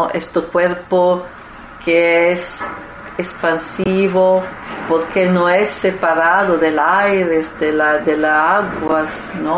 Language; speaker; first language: Spanish; non-native, fluent; Italian